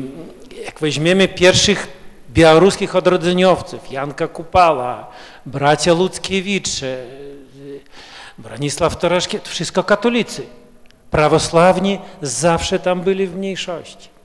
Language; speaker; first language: Polish; early bilingual, heritage; Russian